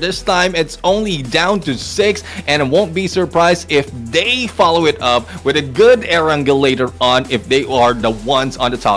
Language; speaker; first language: English; non-native, local second language; Filipino